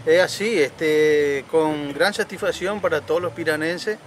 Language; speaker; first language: Spanish; native; Spanish